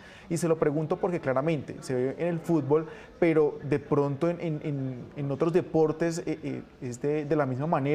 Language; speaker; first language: Spanish; native; Spanish